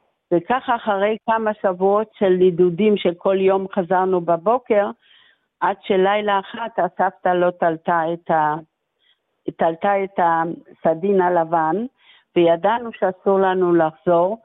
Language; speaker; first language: Hebrew; non-native, fluent; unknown